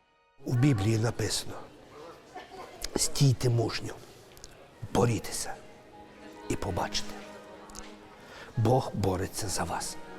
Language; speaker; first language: Ukrainian; native; Ukrainian